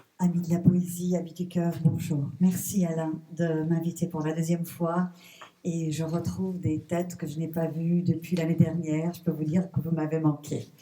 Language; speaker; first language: French; early bilingual, other home language; Persian